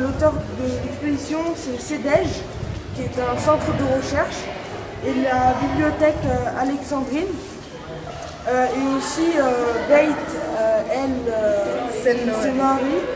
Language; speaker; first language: French; non-native, fluent; Arabic